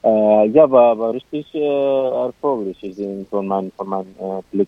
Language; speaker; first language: German; non-native, local second language; Arabic